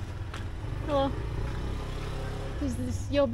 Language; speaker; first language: English; non-native, fluent; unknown